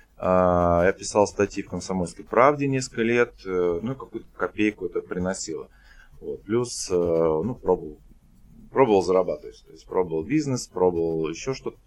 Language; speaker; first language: Russian; native; Russian